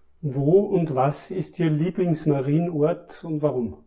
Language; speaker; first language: German; native; German